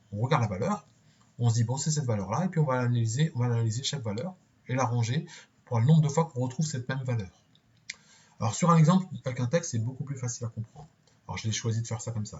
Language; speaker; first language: French; native; French